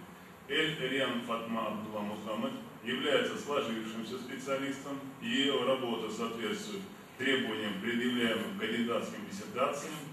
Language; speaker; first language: Russian; native; Russian